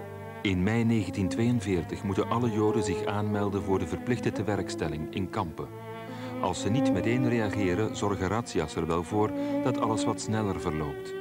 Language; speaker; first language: Dutch; native; Dutch